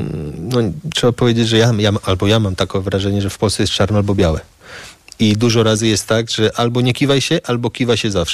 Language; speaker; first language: Polish; early bilingual, heritage; Polish